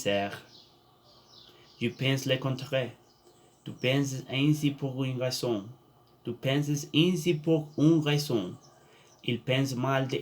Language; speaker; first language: French; non-native, learner; Spanish